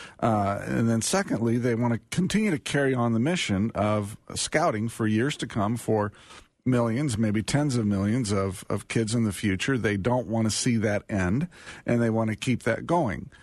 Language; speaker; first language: English; native; English